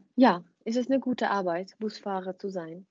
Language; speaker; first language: German; non-native, fluent; Czech